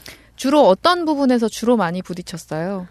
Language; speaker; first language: Korean; native; Korean